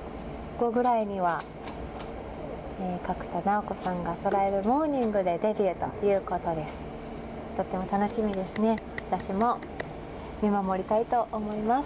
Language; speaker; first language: Japanese; native; Japanese